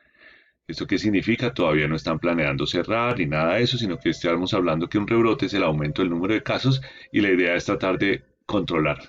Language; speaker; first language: Spanish; native; Spanish